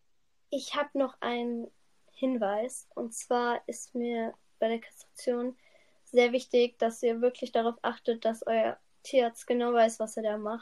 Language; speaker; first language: German; native; German